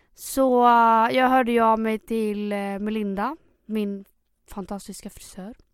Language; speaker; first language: Swedish; early bilingual, other home language; Spanish